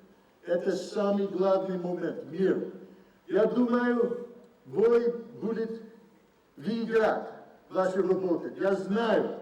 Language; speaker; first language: Russian; non-native, learner; English